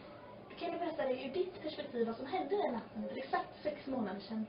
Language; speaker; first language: Swedish; native; Swedish